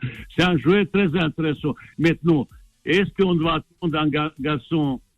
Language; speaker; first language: French; non-native, fluent; Bosnian